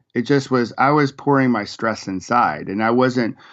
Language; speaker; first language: English; native; English